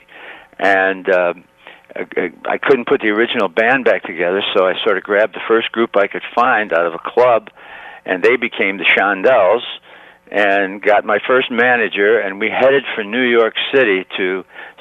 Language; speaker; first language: English; native; English